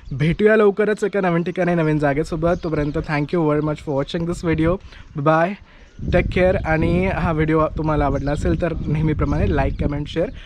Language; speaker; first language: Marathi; native; Marathi